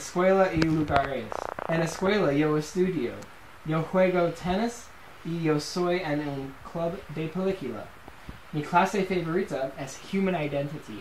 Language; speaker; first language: Spanish; non-native, learner; English